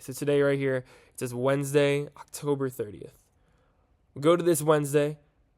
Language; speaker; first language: English; native; English